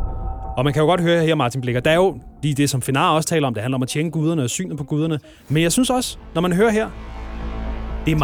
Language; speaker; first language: Danish; native; Danish